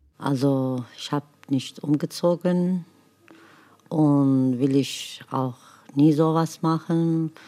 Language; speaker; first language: German; non-native, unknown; Kurdish